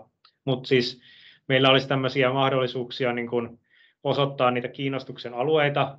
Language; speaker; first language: Finnish; native; Finnish